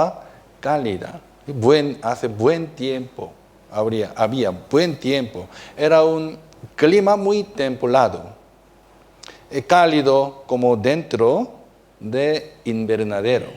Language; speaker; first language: Spanish; non-native, fluent; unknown